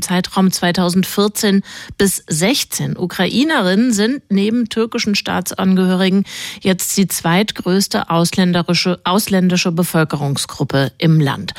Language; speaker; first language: German; native; German